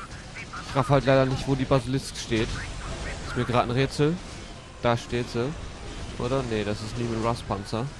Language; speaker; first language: German; native; German